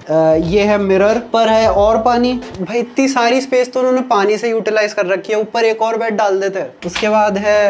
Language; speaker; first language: Hindi; native; Hindi